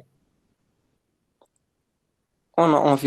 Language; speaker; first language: French; non-native, local second language; Arabic